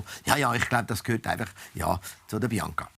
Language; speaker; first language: German; native; German